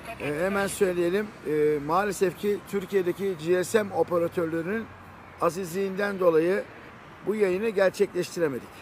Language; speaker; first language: Turkish; native; Turkish